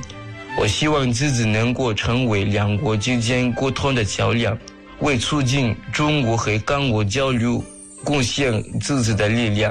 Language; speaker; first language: Chinese; non-native, fluent; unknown